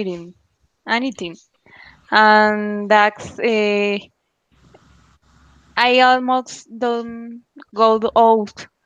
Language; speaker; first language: English; non-native, learner; Spanish